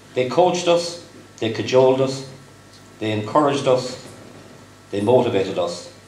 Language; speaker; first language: English; native; English